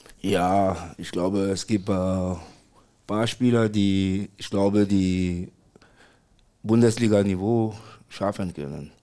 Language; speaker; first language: German; non-native, fluent; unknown